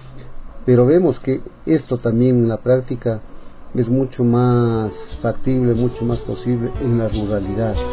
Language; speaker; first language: Spanish; native; Spanish